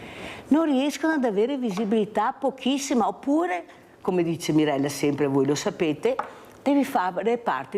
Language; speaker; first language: Italian; native; Italian